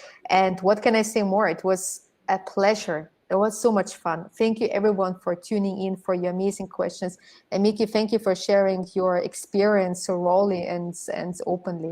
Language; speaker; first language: English; non-native, fluent; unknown